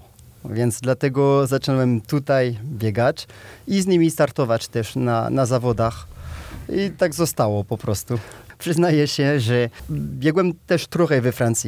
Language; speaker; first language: Polish; non-native, learner; French